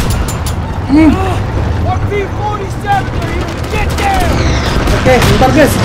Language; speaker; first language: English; non-native, learner; Indonesian